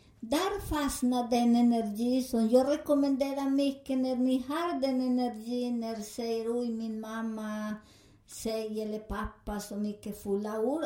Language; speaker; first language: Swedish; non-native, learner; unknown